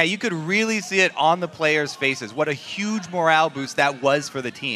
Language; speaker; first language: English; native; English